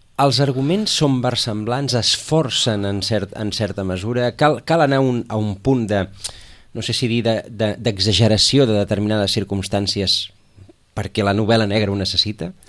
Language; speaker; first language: Catalan; native; Catalan